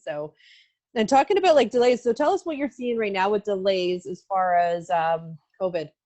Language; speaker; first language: English; native; English